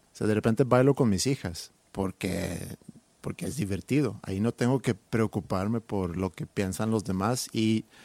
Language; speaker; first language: Spanish; non-native, fluent; Swedish